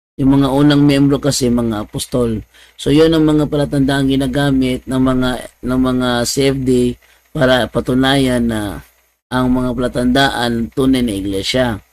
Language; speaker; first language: Filipino; non-native, local second language; Cebuano